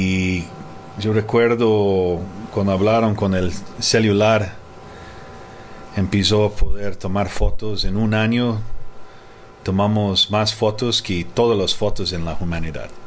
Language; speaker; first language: Spanish; non-native, fluent; English